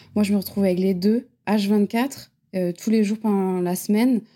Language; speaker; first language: French; native; French